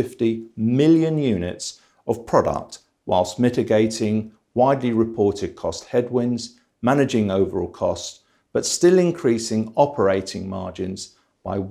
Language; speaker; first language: English; native; English